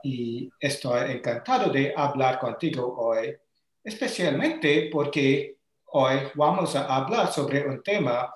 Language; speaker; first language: Spanish; non-native, learner; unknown